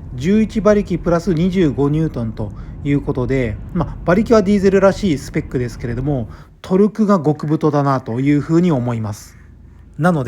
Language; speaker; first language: Japanese; native; Japanese